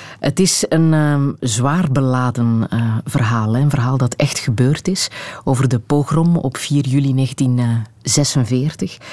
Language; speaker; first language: Dutch; native; Dutch